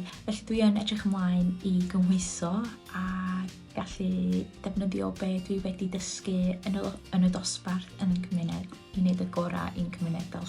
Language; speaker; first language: Welsh; native; Welsh